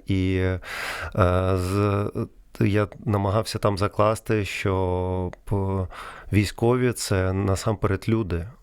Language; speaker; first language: Ukrainian; non-native, local second language; Russian